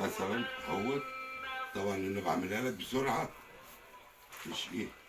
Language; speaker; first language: Arabic; native; Arabic